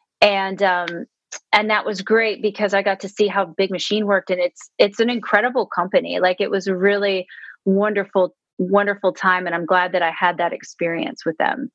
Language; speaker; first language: English; native; English